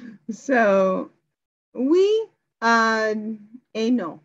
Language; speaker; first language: French; non-native, learner; English